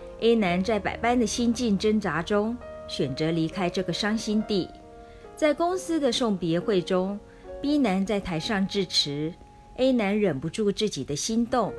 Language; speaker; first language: Chinese; native; Chinese